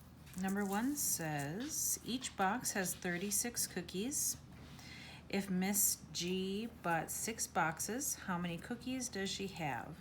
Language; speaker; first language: English; native; English